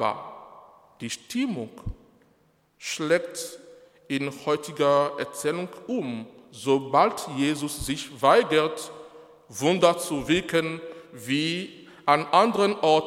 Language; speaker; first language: German; non-native, fluent; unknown